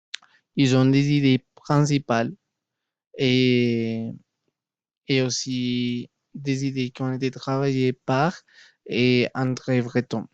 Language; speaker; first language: French; non-native, learner; Spanish